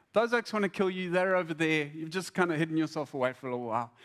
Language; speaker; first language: English; native; English